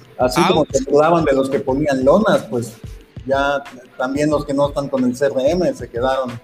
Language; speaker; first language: Spanish; native; Spanish